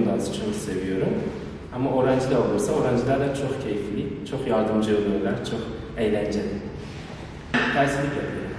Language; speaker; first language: Turkish; non-native, learner; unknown